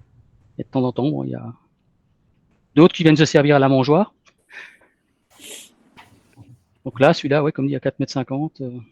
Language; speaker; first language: French; native; French